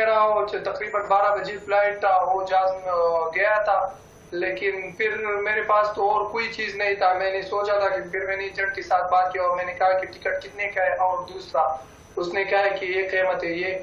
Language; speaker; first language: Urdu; non-native, local second language; Pashto